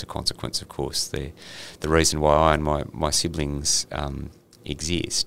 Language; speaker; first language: English; native; English